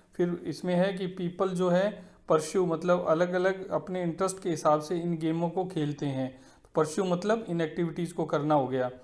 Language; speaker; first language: Hindi; native; Hindi